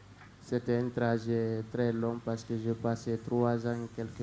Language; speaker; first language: French; non-native, learner; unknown